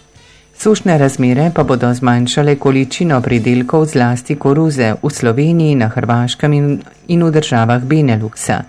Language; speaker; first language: Slovenian; native; Slovenian